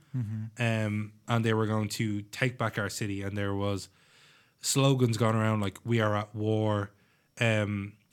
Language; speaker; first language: English; native; English